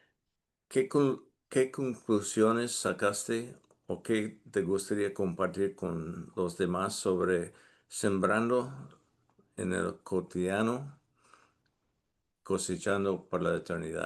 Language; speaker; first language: Spanish; non-native, fluent; English